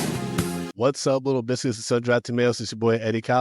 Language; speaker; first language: English; native; English